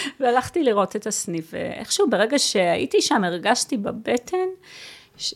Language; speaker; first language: Hebrew; early bilingual, other home language; Russian